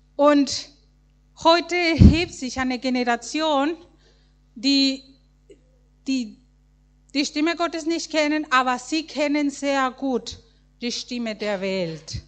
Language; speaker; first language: German; non-native, fluent; Spanish